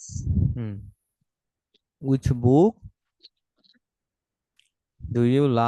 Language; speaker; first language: English; non-native, fluent; Bangla